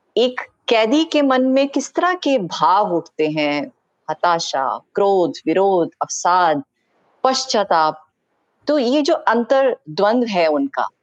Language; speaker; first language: Hindi; native; Hindi